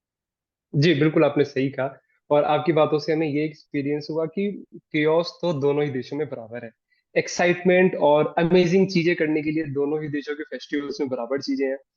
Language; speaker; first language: Hindi; native; Hindi